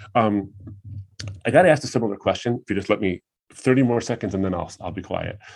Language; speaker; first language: English; native; English